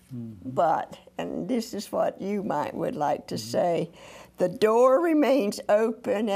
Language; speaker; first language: English; native; English